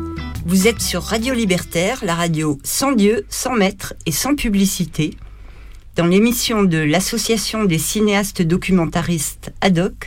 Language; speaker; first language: French; native; French